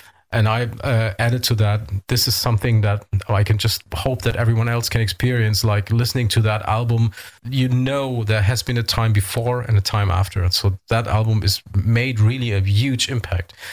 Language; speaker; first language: English; non-native, fluent; German